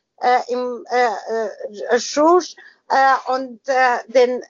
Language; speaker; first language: German; non-native, learner; Persian